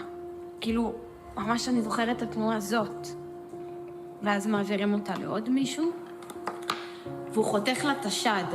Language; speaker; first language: Hebrew; native; Hebrew